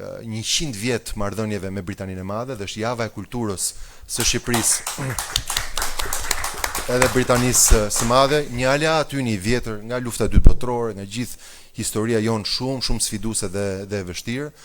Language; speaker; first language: Albanian; native; Albanian